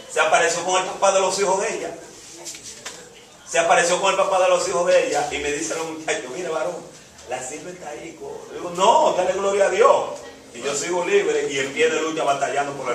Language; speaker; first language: Spanish; native; Spanish